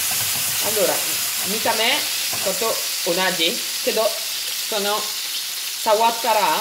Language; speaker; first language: Japanese; non-native, learner; Italian